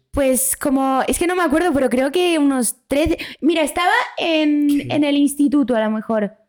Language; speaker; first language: Spanish; early bilingual, other home language; Polish